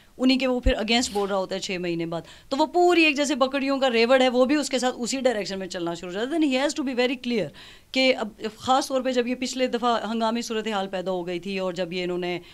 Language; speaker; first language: Urdu; non-native, local second language; Punjabi